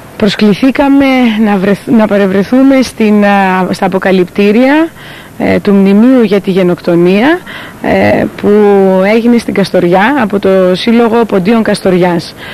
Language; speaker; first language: Greek; native; Greek